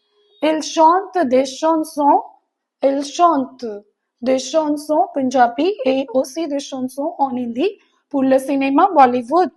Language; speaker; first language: French; non-native, fluent; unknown